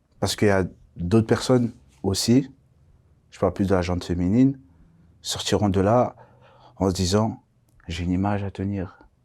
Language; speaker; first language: French; early bilingual, other home language; Kongo